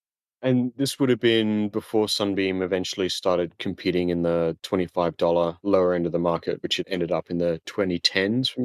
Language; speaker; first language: English; native; English